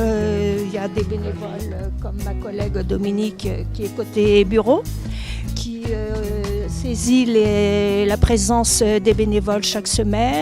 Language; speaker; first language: French; native; French